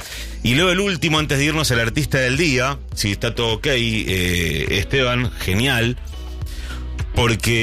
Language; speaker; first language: Spanish; native; Spanish